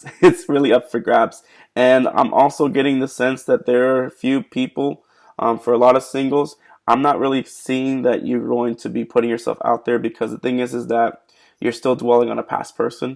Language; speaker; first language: English; native; English